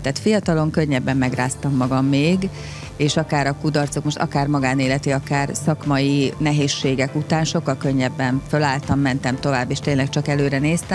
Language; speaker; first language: Hungarian; native; Hungarian